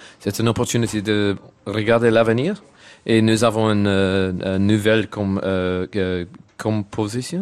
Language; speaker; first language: French; non-native, learner; English